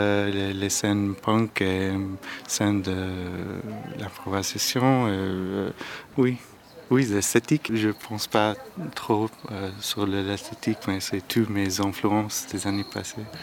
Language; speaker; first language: French; non-native, learner; Arabic